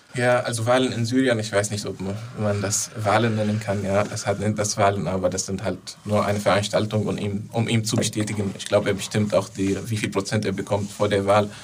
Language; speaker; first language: German; non-native, fluent; Arabic